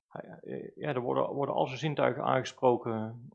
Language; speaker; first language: Dutch; native; Dutch